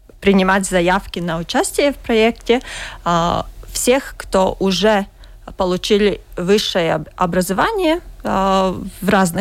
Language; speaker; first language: Russian; non-native, learner; Latvian